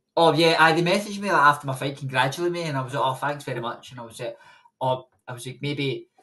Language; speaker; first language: English; native; English